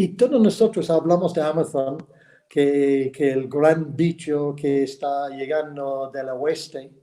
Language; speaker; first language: Spanish; non-native, fluent; English